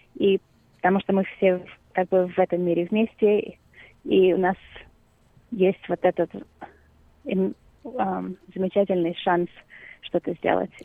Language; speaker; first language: Russian; native; Russian